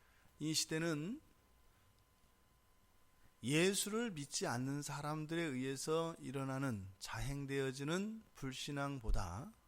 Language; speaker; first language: Korean; native; Korean